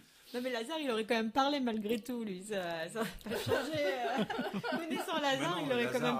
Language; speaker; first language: French; native; French